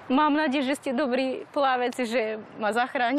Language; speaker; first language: Slovak; non-native, fluent; Serbian